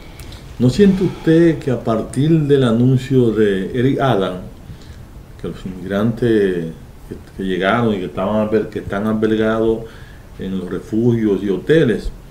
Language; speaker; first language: Spanish; native; Spanish